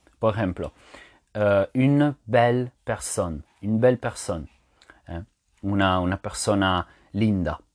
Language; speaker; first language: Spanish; non-native, fluent; French